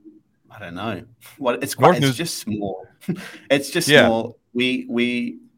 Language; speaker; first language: English; native; English